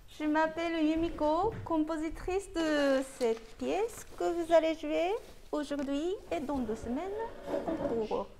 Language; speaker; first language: French; non-native, fluent; Japanese